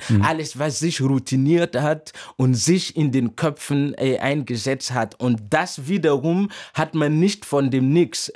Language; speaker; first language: German; non-native, fluent; Mossi